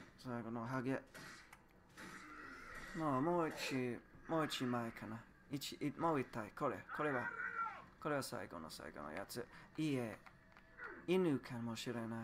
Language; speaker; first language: Japanese; non-native, learner; English